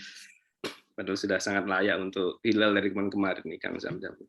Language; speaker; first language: Indonesian; native; Indonesian